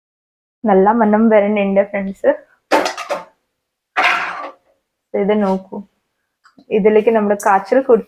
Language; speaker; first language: Malayalam; non-native, learner; Hindi